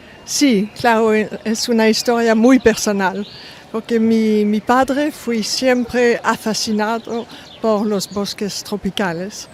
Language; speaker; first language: Spanish; non-native, fluent; French